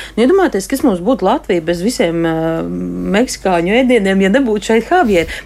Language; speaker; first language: Latvian; non-native, fluent; Spanish